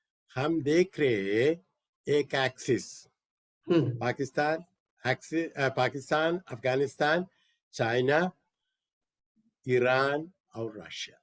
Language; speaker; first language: Hindi; non-native, local second language; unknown